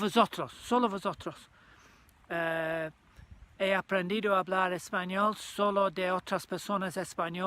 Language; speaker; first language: Spanish; non-native, learner; English